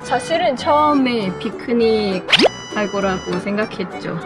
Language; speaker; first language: Korean; non-native, learner; Thai